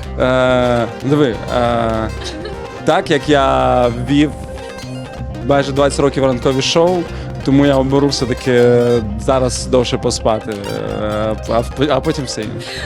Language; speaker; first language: Ukrainian; native; Ukrainian